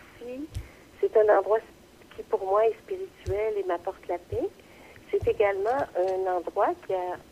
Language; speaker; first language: French; native; French